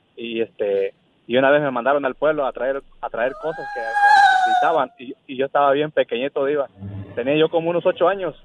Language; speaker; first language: Spanish; native; Spanish